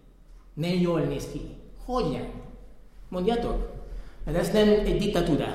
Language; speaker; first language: Hungarian; non-native, fluent; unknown